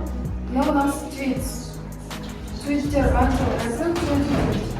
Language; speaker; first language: English; non-native, learner; Kazakh